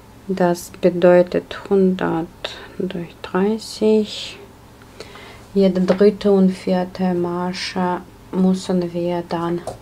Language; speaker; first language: German; non-native, learner; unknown